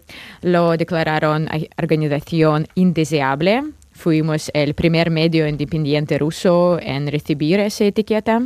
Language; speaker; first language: Spanish; non-native, fluent; Russian